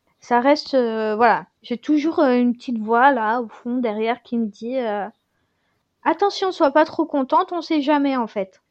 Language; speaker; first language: French; native; French